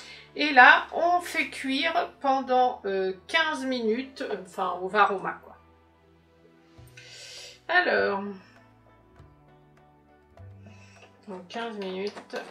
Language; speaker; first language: French; native; French